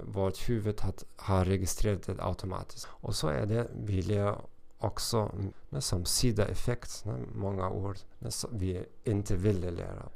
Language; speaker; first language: Swedish; non-native, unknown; German